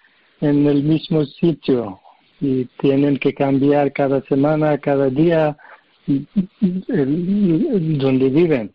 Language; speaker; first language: Spanish; non-native, learner; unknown